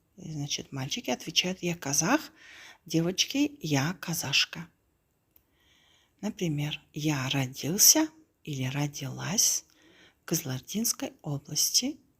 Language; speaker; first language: Russian; non-native, local second language; Kazakh